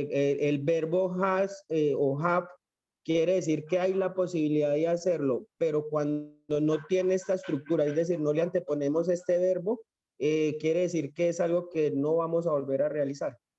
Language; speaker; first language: Spanish; native; Spanish